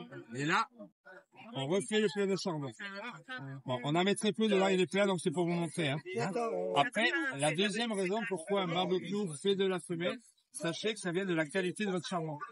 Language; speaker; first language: French; native; French